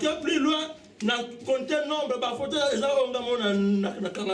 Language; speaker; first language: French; non-native, local second language; Lingala